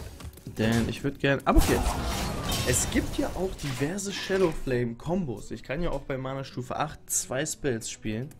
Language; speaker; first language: German; native; German